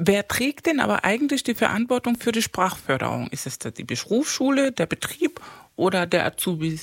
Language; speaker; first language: German; non-native, fluent; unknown